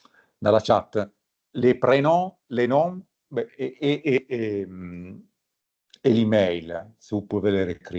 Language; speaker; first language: French; non-native, fluent; Italian